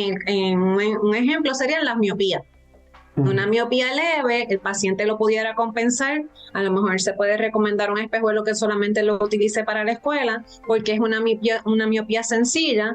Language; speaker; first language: Spanish; native; Spanish